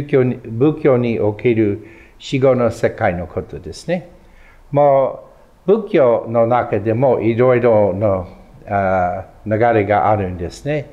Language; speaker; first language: Japanese; non-native, fluent; English